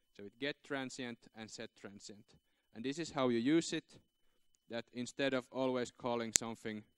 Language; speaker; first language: English; non-native, fluent; Finnish